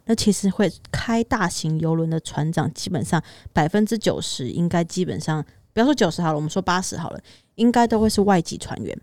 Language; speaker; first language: Chinese; native; Chinese